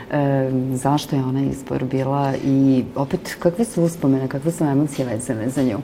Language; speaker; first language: Serbian; native; Serbian